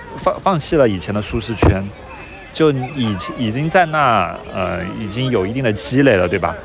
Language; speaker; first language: Chinese; native; Chinese